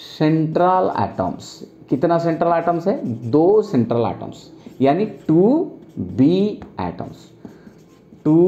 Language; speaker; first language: Hindi; non-native, local second language; Bangla